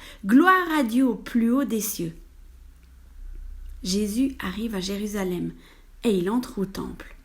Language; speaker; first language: French; native; French